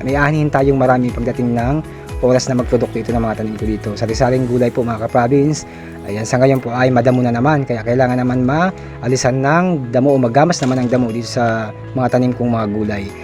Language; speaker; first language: Filipino; non-native, local second language; Bikol